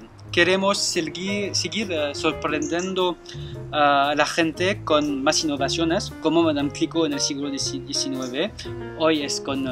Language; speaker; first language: Spanish; non-native, fluent; French